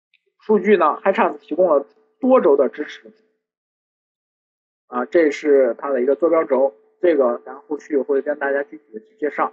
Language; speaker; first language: Chinese; native; Chinese